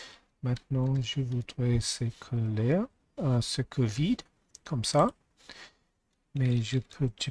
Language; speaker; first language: French; non-native, learner; English